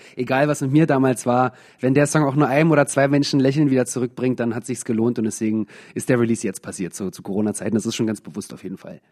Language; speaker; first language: German; native; German